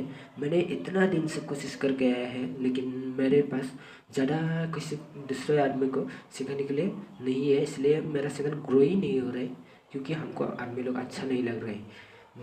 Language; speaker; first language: Hindi; non-native, local second language; Bodo